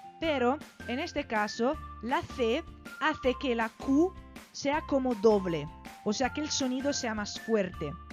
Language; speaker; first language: Spanish; non-native, fluent; Italian